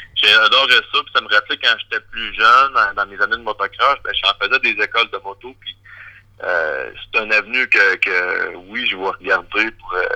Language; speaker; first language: French; native; French